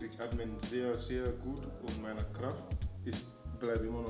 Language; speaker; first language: German; non-native, learner; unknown